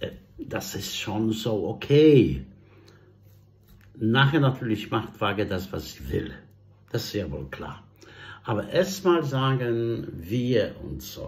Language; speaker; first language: German; non-native, fluent; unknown